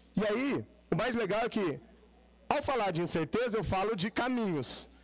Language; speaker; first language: Portuguese; native; Portuguese